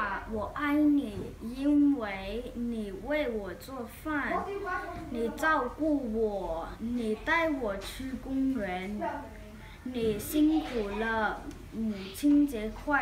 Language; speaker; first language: Chinese; non-native, learner; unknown